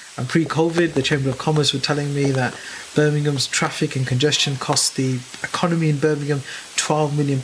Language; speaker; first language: English; native; English